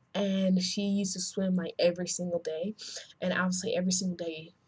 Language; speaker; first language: English; native; English